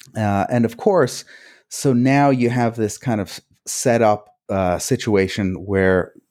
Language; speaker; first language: English; early bilingual, other home language; Hungarian